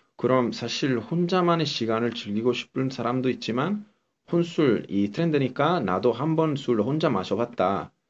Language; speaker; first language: Korean; non-native, fluent; Italian